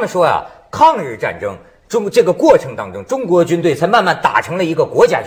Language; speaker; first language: Chinese; native; Chinese